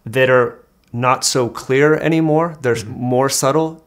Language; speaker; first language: English; native; English